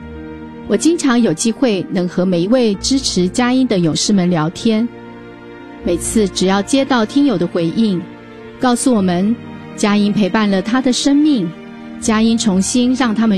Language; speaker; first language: Chinese; native; Chinese